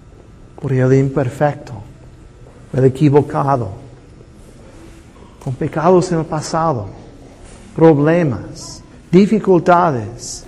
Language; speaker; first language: Spanish; non-native, fluent; English